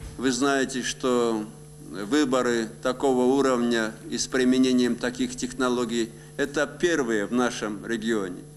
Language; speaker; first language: Russian; non-native, local second language; Kyrgyz